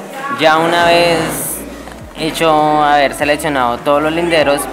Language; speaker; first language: Spanish; native; Spanish